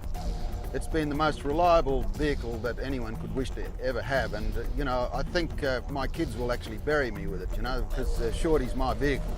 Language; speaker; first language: English; native; English